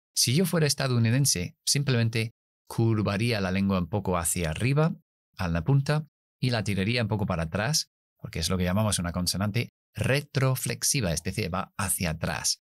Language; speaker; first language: Spanish; non-native, fluent; English